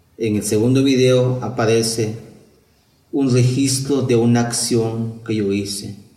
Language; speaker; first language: Spanish; non-native, local second language; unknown